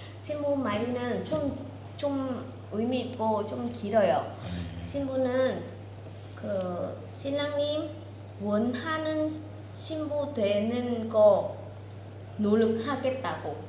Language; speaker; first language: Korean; non-native, learner; Vietnamese